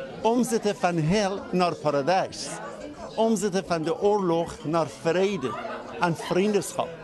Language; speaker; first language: Dutch; non-native, fluent; Persian